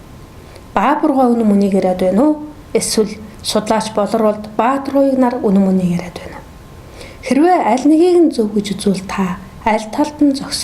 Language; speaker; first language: Mongolian; native; Mongolian